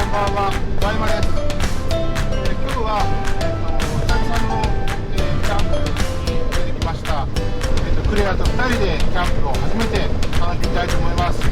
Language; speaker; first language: Japanese; native; Japanese